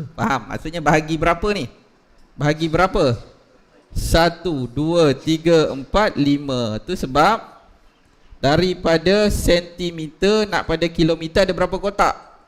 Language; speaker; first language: Malay; native; Malay